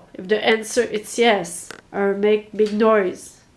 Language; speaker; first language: English; non-native, learner; French